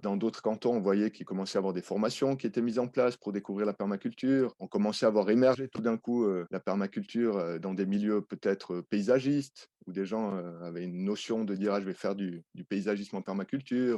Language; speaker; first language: French; native; French